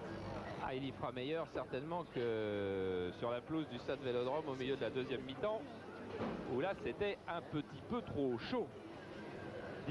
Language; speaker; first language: French; native; French